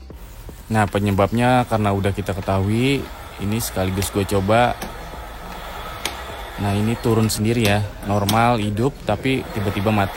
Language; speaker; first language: Indonesian; native; Indonesian